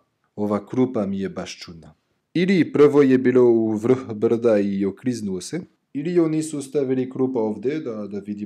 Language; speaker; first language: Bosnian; non-native, learner; French